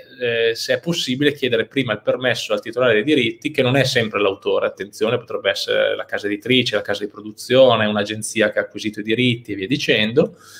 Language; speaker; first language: Italian; native; Italian